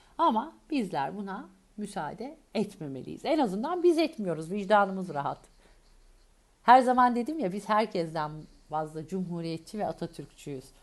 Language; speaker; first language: Turkish; native; Turkish